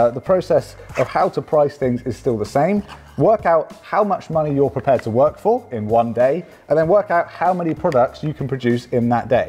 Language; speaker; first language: English; native; English